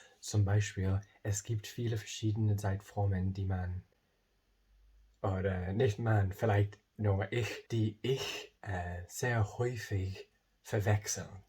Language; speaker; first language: German; non-native, learner; English